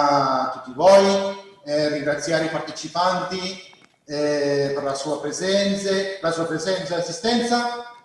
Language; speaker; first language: Italian; non-native, learner; Spanish